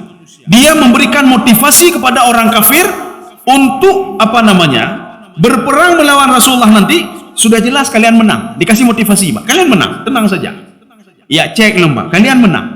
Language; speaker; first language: Indonesian; native; Indonesian